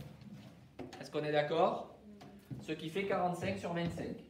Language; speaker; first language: French; native; French